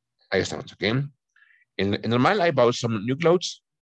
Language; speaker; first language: Spanish; native; Spanish